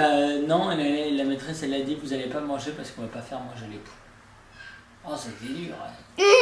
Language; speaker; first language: French; native; French